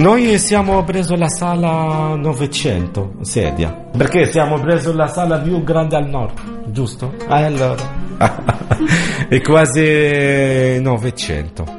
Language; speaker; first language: Italian; non-native, learner; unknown